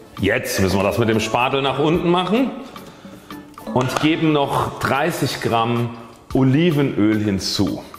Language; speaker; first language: German; native; German